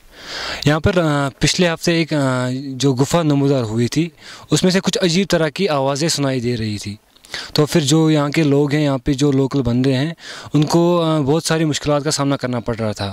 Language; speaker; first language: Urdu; non-native, local second language; Kashmiri